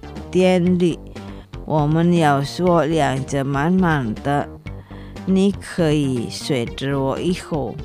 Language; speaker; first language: Chinese; non-native, fluent; Indonesian